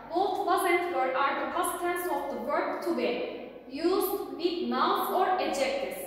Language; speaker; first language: English; non-native, fluent; Turkish